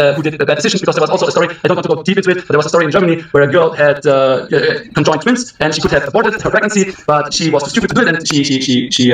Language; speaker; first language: English; early bilingual, other home language; German